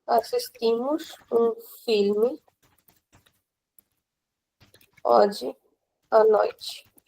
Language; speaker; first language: Portuguese; non-native, fluent; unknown